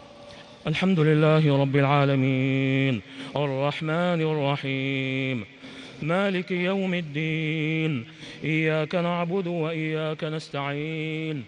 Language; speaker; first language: Arabic; native; Arabic